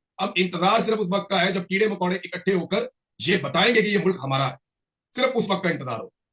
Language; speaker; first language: Urdu; non-native, local second language; Punjabi